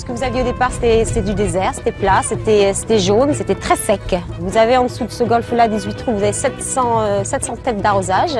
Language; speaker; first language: French; native; French